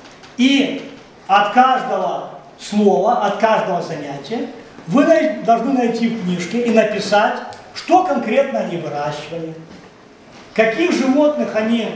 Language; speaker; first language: Russian; native; Russian